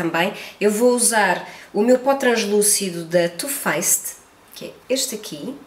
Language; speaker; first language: Portuguese; native; Portuguese